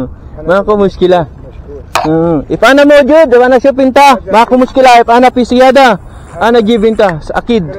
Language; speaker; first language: Arabic; non-native, learner; Filipino